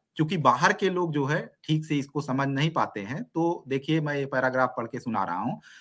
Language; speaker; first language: Hindi; native; Hindi